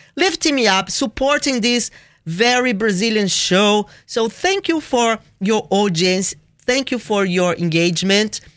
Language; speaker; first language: English; non-native, fluent; Portuguese